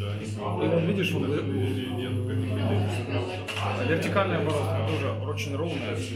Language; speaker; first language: Russian; native; Russian